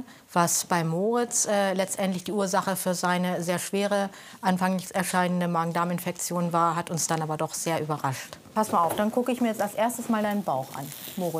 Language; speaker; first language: German; native; German